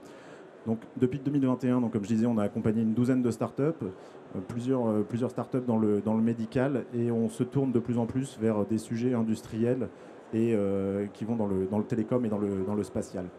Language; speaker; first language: French; native; French